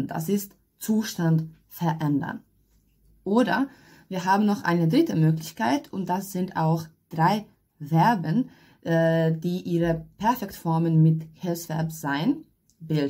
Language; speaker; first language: German; non-native, fluent; Hungarian